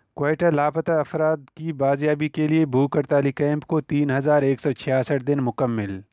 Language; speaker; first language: Urdu; non-native, local second language; Baluchi